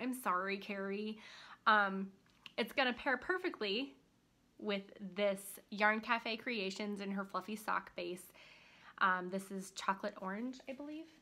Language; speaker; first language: English; native; English